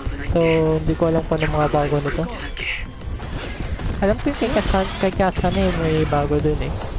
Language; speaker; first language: Filipino; native; Filipino